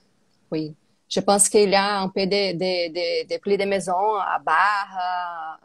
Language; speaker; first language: French; non-native, learner; Portuguese